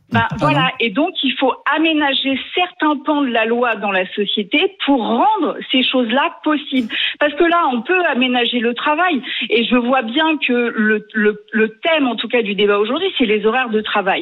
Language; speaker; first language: French; native; French